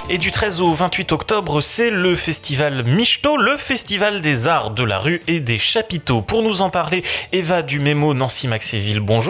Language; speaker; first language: French; native; French